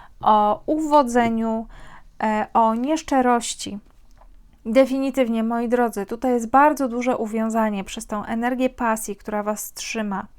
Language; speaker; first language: Polish; native; Polish